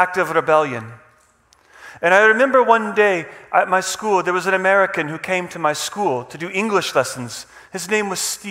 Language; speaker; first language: English; non-native, fluent; Czech